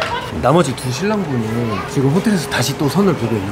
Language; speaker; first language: Korean; native; Korean